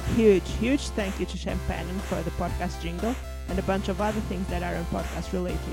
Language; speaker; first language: English; non-native, fluent; Portuguese